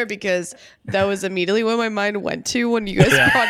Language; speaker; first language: English; native; English